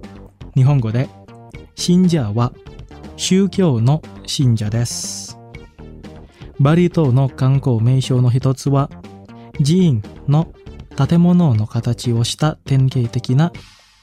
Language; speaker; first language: Japanese; non-native, fluent; Indonesian